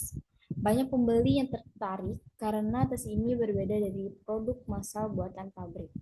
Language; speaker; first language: Indonesian; native; Indonesian